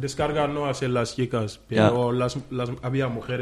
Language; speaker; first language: Spanish; non-native, fluent; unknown